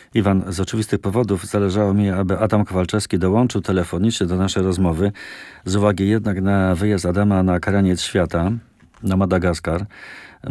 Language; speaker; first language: Polish; native; Polish